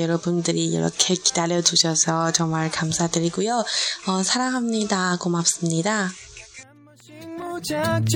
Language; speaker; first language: Korean; non-native, fluent; Chinese